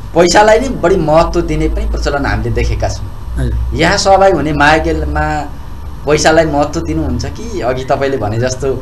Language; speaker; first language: Nepali; native; Nepali